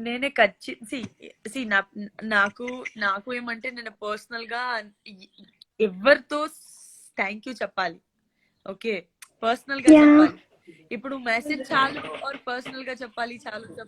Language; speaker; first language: Telugu; non-native, learner; Gujarati